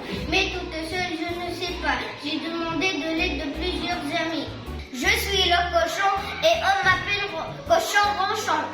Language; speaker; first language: French; non-native, learner; Arabic